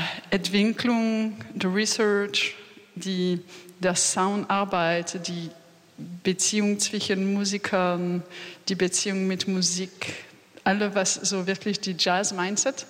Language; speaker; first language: German; non-native, learner; French